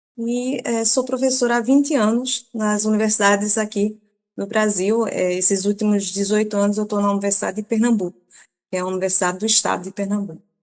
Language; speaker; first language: Portuguese; early bilingual, other home language; Persian